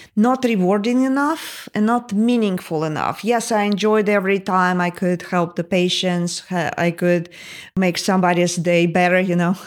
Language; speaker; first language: English; non-native, fluent; Russian